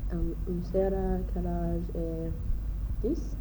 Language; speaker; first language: French; non-native, learner; English